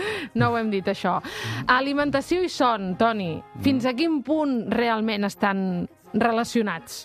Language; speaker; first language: Catalan; native; Catalan